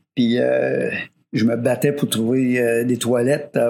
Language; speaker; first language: French; native; French